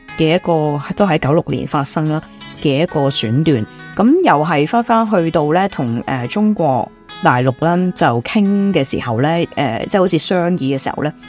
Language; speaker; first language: Cantonese; native; Cantonese